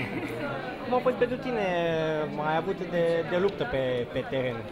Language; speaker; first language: Romanian; native; Romanian